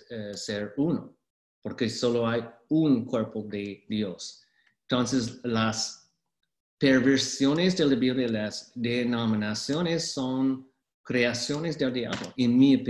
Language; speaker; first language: Spanish; non-native, fluent; English